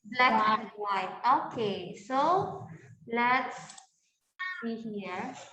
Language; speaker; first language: English; non-native, fluent; Indonesian